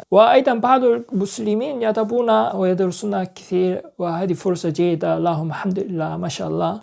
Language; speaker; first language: Arabic; non-native, learner; Korean